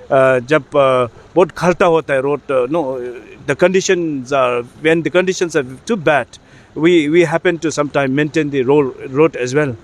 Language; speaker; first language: Hindi; non-native, fluent; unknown